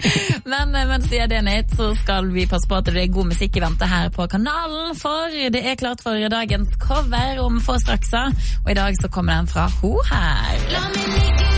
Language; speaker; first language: Norwegian; native; Norwegian